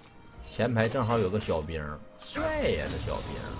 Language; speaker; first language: Chinese; native; Chinese